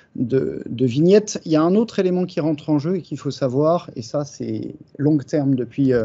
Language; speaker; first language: French; native; French